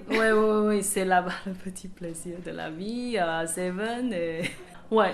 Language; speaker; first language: French; non-native, fluent; Chinese